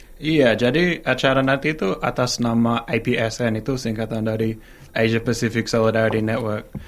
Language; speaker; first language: Indonesian; non-native, fluent; English